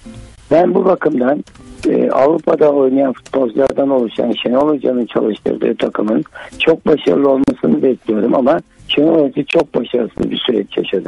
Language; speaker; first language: Turkish; native; Turkish